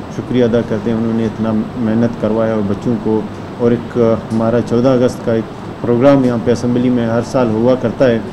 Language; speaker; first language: Urdu; non-native, local second language; Baluchi